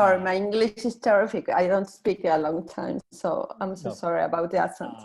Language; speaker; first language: English; non-native, learner; Spanish